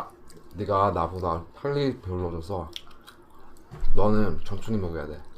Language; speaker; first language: Korean; early bilingual, heritage; English